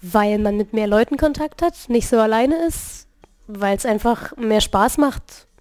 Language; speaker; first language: German; native; German